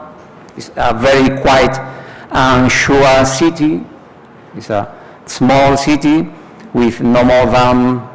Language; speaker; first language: English; non-native, fluent; Spanish